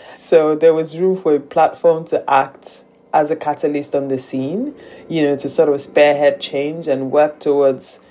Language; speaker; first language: English; non-native, local second language; Yoruba